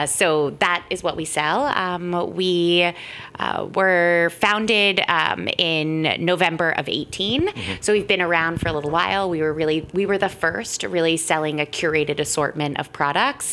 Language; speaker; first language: English; native; English